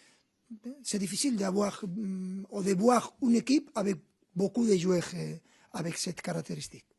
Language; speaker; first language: French; non-native, fluent; Spanish